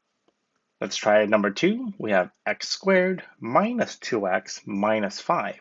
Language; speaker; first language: English; native; English